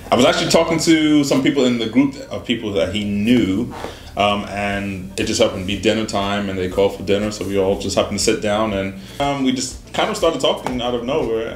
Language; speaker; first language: English; native; English